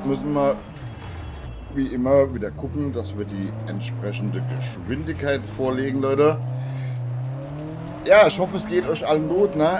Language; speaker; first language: German; native; German